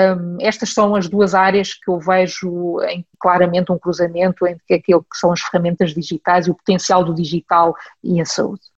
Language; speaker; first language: Portuguese; early bilingual, heritage; Portuguese